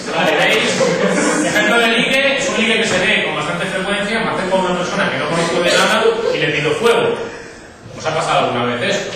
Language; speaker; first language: Spanish; native; Spanish